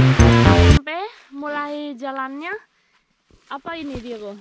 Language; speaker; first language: Indonesian; non-native, fluent; Spanish